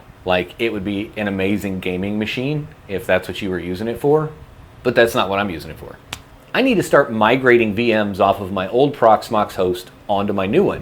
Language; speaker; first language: English; native; English